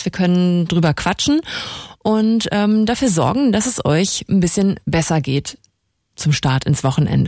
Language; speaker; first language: German; native; German